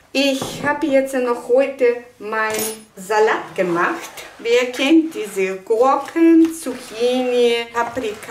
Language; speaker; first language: German; non-native, fluent; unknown